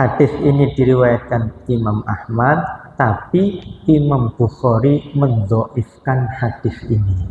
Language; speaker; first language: Indonesian; non-native, local second language; Javanese